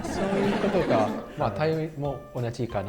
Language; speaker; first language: Japanese; non-native, fluent; Thai